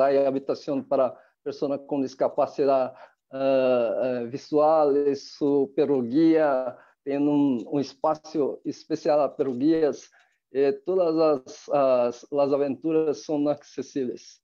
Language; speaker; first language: Spanish; non-native, fluent; Portuguese